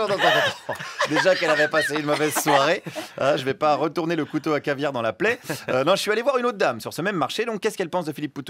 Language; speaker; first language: French; native; French